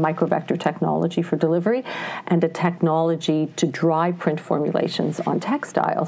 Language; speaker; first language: English; native; English